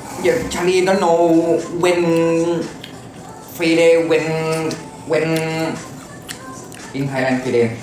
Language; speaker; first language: English; non-native, learner; Thai